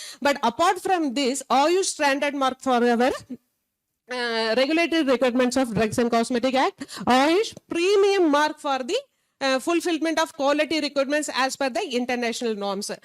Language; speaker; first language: English; non-native, local second language; Tamil